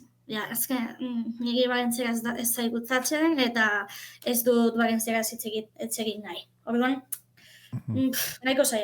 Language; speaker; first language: Basque; non-native, fluent; Catalan